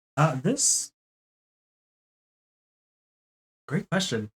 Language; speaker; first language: English; native; English